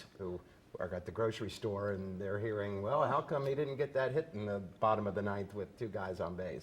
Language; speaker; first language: English; native; English